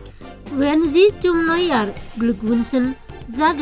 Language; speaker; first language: German; non-native, learner; Indonesian